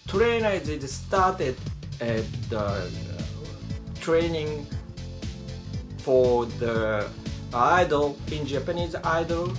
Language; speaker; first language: English; non-native, learner; Japanese